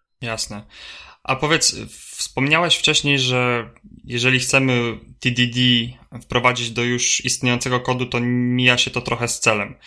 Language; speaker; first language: Polish; native; Polish